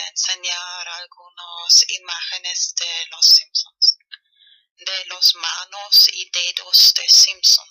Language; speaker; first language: Spanish; non-native, fluent; German